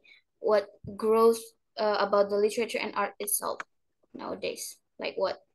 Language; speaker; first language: English; non-native, learner; Indonesian